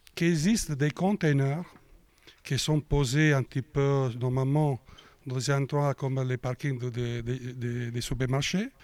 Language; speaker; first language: French; non-native, fluent; Italian